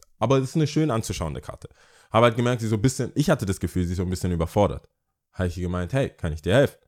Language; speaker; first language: German; early bilingual, other home language; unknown